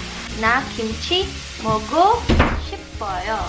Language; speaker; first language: Korean; non-native, learner; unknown